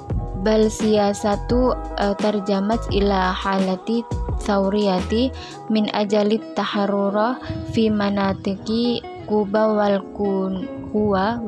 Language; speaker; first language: Arabic; non-native, learner; Indonesian